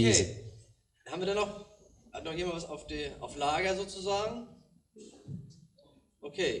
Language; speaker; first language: German; native; German